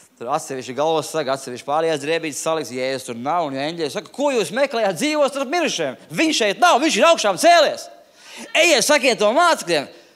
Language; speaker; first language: Latvian; non-native, local second language; Russian